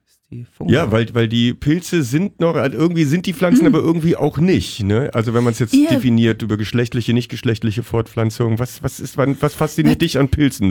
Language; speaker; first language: German; native; German